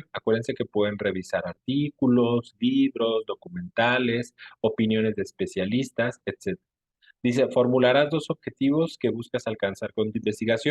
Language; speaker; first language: Spanish; native; Spanish